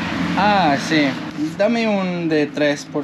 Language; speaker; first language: Spanish; non-native, learner; English